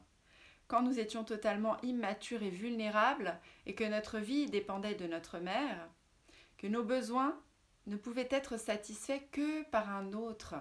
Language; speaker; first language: French; native; French